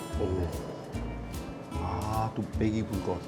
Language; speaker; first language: Korean; non-native, learner; Italian